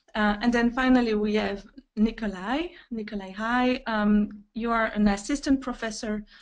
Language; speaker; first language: English; non-native, fluent; French